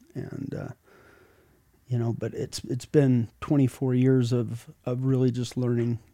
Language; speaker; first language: English; native; English